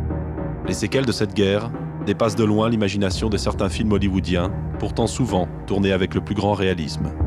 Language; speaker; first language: French; native; French